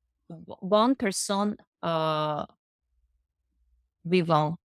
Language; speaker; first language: French; non-native, learner; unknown